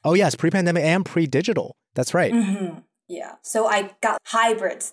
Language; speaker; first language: English; non-native, fluent; Chinese